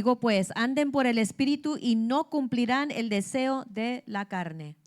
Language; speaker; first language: Spanish; early bilingual, heritage; English